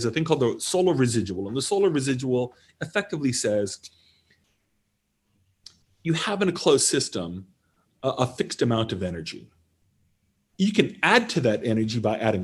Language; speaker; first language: English; native; English